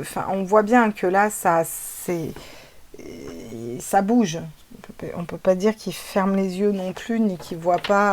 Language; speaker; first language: French; native; French